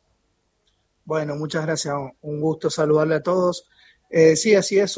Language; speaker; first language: Spanish; native; Spanish